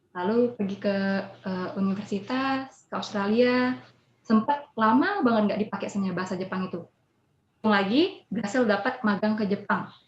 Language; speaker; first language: Indonesian; native; Indonesian